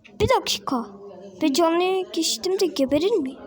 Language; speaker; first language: Turkish; native; Turkish